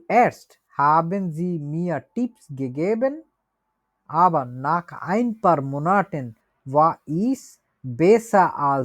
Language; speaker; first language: German; non-native, learner; Bangla